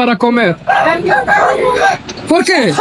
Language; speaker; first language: Spanish; non-native, learner; Arabic